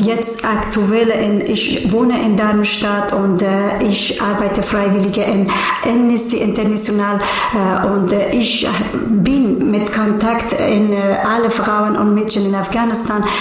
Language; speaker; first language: German; non-native, learner; Persian